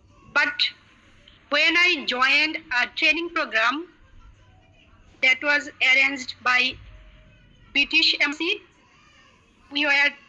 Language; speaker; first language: English; non-native, learner; Bangla